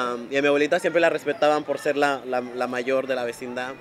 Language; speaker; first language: Spanish; early bilingual, heritage; Spanish